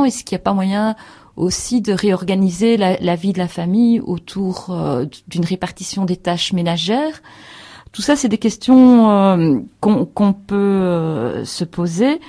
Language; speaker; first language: French; native; French